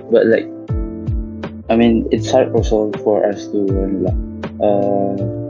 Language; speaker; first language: English; non-native, local second language; Malay